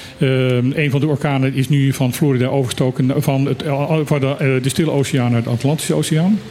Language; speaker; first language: Dutch; non-native, local second language; Papiamento